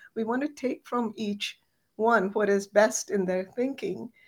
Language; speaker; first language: English; non-native, local second language; Bangla